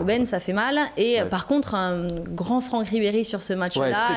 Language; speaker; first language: French; native; French